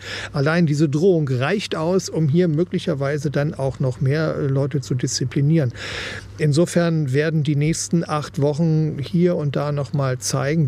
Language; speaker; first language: German; native; German